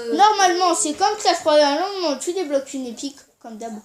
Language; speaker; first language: French; native; French